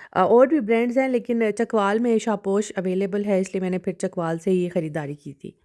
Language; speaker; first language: Urdu; non-native, local second language; Punjabi